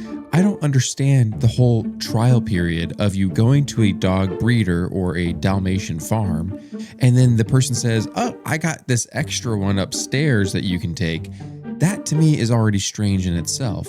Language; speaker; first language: English; native; English